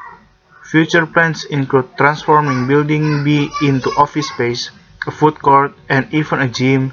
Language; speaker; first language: English; non-native, learner; Indonesian